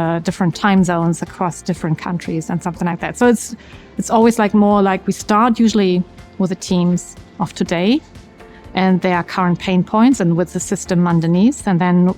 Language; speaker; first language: English; non-native, fluent; German